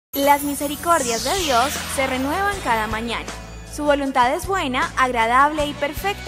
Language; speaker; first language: Spanish; native; Spanish